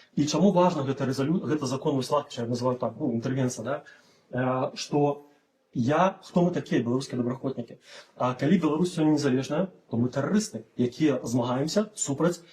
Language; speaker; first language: Belarusian; non-native, local second language; Russian